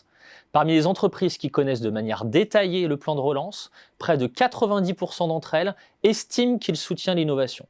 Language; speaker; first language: French; native; French